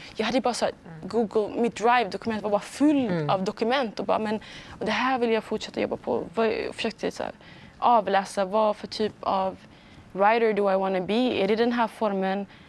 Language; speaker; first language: Swedish; early bilingual, other home language; Somali